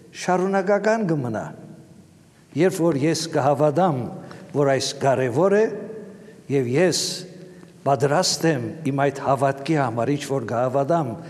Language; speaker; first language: Armenian; early bilingual, heritage; Armenian